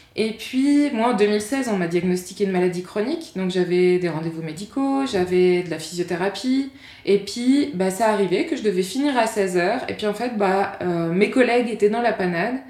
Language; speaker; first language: French; native; French